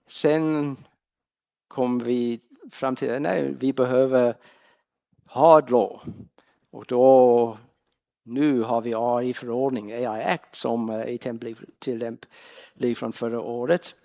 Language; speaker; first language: Swedish; non-native, fluent; English